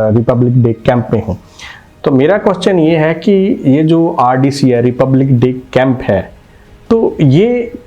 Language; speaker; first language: Hindi; non-native, local second language; Punjabi